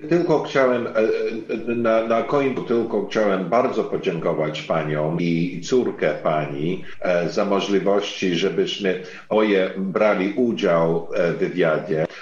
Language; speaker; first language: Polish; non-native, learner; English